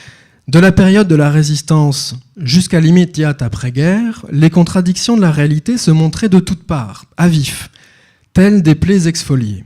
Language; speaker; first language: French; native; French